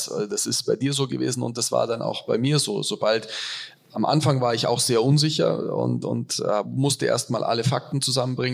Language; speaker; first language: German; native; German